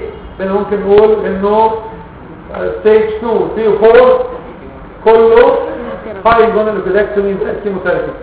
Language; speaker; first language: Arabic; native; Arabic